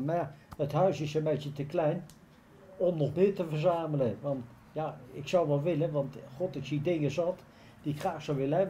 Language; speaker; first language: Dutch; native; Dutch